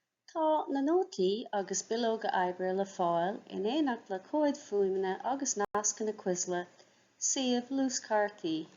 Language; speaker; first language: Irish; non-native, local second language; English